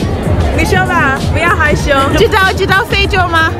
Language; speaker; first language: Chinese; non-native, learner; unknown